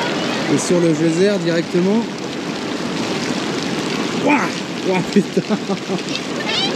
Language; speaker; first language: French; native; French